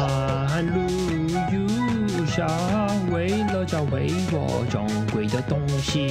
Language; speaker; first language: Chinese; non-native, learner; Korean